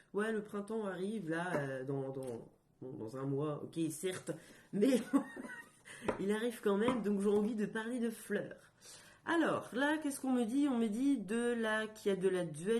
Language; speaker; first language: French; native; French